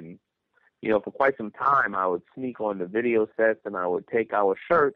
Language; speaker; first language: English; native; English